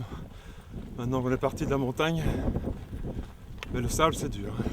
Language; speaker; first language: French; non-native, local second language; Dutch